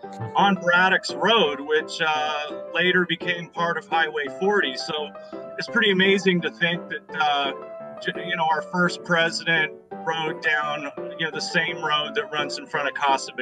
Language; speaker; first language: English; native; English